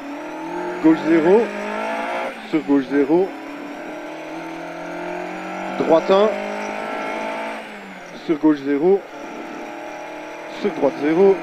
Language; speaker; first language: French; native; French